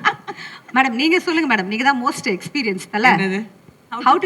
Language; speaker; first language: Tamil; native; Tamil